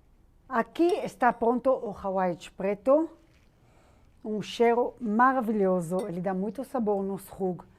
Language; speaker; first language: Portuguese; non-native, fluent; Hebrew